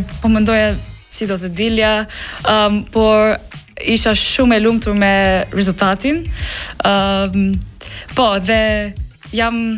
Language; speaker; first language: Albanian; non-native, learner; English